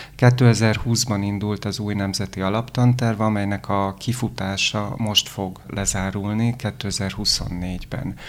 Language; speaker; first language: Hungarian; native; Hungarian